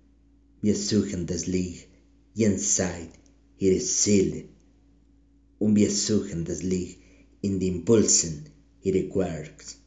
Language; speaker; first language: German; non-native, learner; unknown